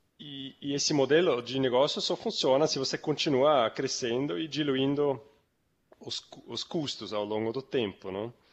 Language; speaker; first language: Portuguese; non-native, fluent; German